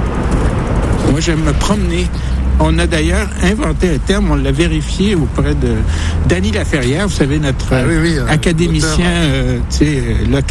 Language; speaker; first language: French; native; French